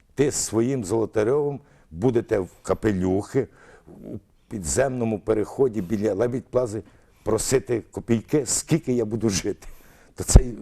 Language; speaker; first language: Ukrainian; early bilingual, other home language; Russian